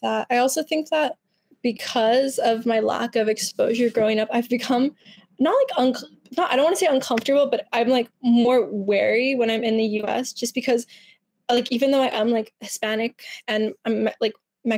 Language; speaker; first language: English; early bilingual, other home language; Spanish